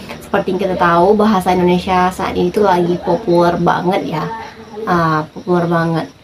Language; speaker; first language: Indonesian; native; Indonesian